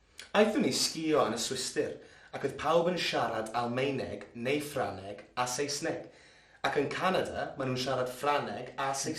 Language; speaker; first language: Welsh; non-native, local second language; English